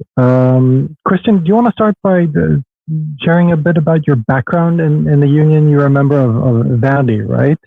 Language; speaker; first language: English; non-native, fluent; Swedish